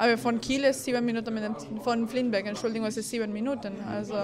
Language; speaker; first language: German; non-native, fluent; Spanish